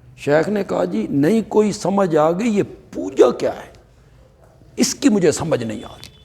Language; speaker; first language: Urdu; non-native, local second language; Punjabi